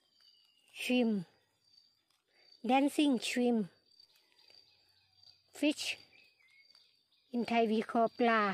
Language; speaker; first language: English; non-native, learner; Thai